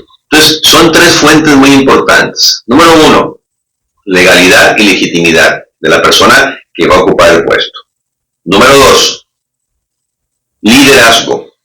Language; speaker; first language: Spanish; native; Spanish